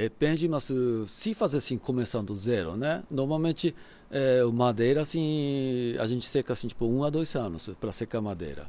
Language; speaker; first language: Portuguese; non-native, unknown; Japanese